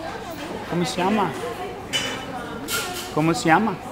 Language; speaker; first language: Spanish; non-native, learner; English